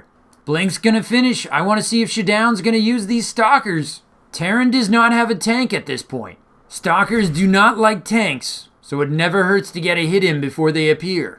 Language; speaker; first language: English; native; English